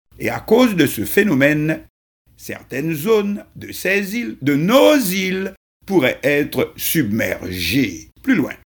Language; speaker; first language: French; non-native, local second language; Haitian Creole